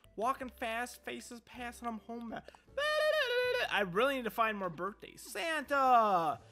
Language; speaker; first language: English; native; English